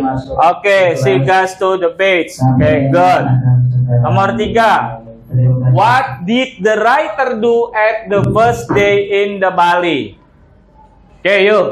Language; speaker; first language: English; non-native, learner; Indonesian